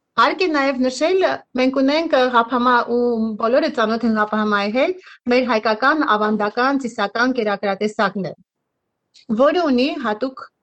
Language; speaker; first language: Armenian; native; Armenian